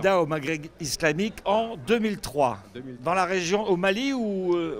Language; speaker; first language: French; native; French